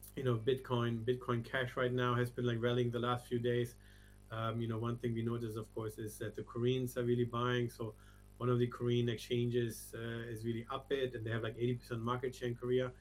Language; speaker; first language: English; non-native, fluent; German